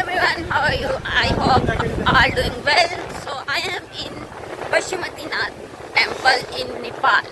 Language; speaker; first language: English; non-native, learner; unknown